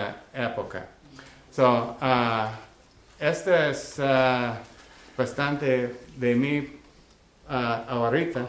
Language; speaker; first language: Spanish; non-native, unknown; English